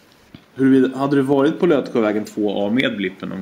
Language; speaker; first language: Swedish; native; Swedish